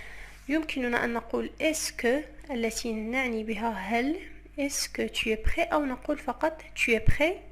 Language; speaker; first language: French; non-native, fluent; Arabic